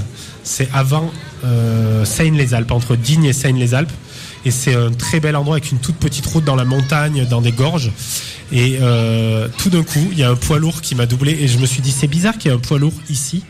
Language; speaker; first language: French; native; French